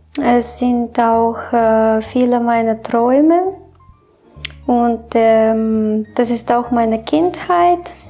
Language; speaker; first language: German; non-native, fluent; Romanian